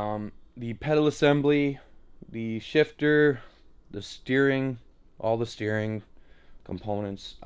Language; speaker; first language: English; native; English